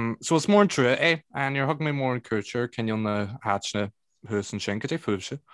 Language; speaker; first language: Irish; non-native, local second language; English